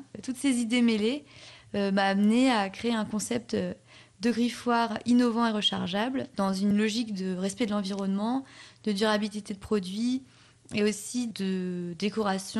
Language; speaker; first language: French; native; French